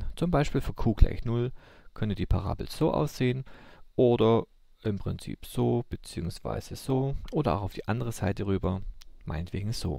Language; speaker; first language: German; native; German